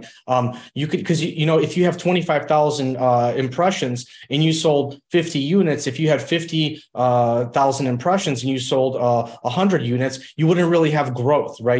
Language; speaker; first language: English; early bilingual, other home language; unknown